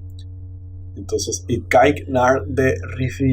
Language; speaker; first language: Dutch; non-native, learner; Spanish